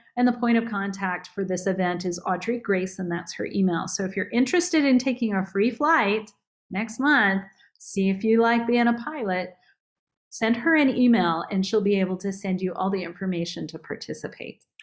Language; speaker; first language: English; native; English